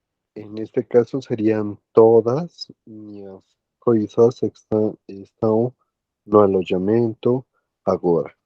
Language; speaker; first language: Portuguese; non-native, learner; Spanish